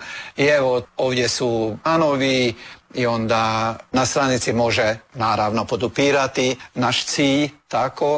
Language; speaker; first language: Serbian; non-native, local second language; Hungarian